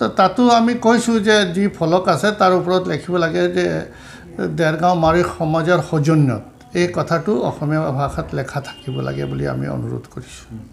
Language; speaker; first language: Assamese; non-native, local second language; Marwari